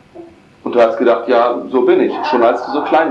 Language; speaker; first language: German; native; German